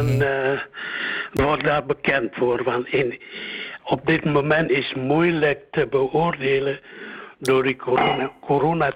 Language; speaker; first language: Dutch; early bilingual, other home language; Indonesian